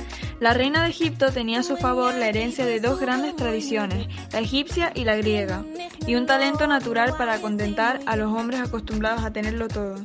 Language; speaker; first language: Spanish; native; Spanish